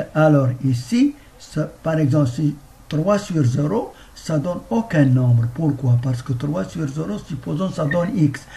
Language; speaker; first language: French; non-native, local second language; Arabic